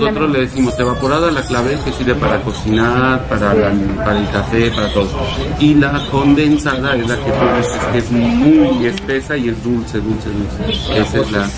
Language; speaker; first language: Spanish; native; Spanish